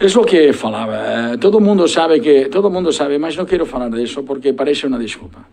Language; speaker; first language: Portuguese; non-native, learner; Spanish